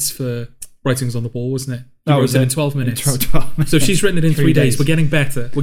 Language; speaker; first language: English; native; English